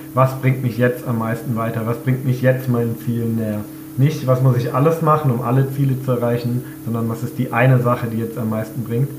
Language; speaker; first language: German; native; German